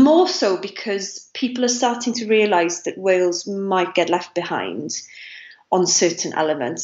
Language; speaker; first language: English; non-native, local second language; Welsh